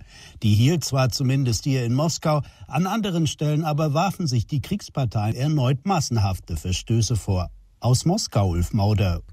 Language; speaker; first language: German; native; German